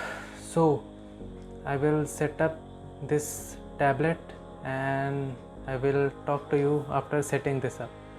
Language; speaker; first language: English; non-native, local second language; Hindi